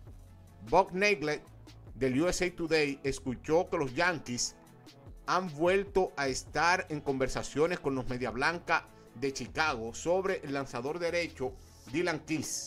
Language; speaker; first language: Spanish; native; Spanish